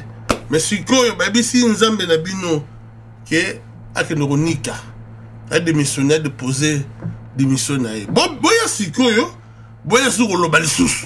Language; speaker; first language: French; non-native, local second language; Lingala